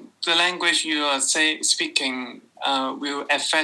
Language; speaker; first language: English; non-native, local second language; Cantonese